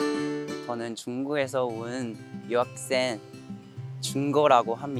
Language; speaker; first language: Korean; non-native, learner; Chinese